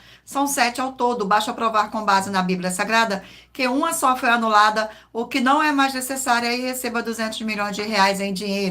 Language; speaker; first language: Portuguese; native; Portuguese